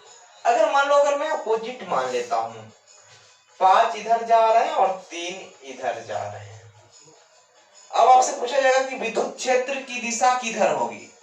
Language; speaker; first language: Hindi; native; Hindi